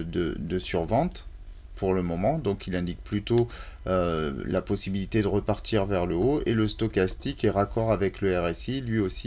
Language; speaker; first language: French; native; French